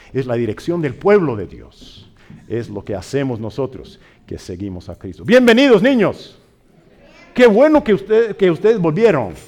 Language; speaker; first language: Spanish; non-native, fluent; English